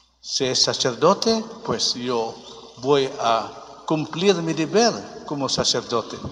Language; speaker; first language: Spanish; non-native, fluent; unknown